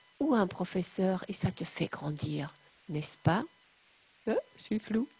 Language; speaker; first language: French; non-native, fluent; German